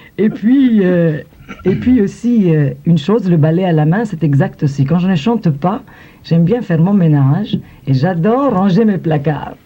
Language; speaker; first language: French; non-native, fluent; Italian